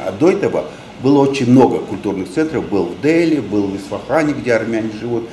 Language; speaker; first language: Russian; non-native, local second language; Tajik